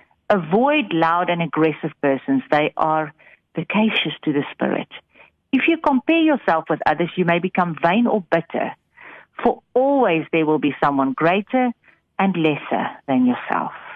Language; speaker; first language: English; non-native, local second language; Afrikaans